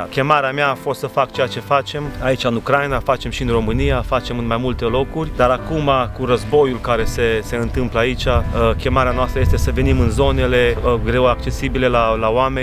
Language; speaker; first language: Romanian; native; Romanian